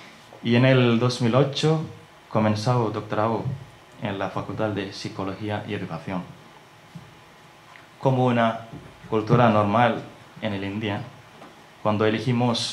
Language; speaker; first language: Spanish; non-native, learner; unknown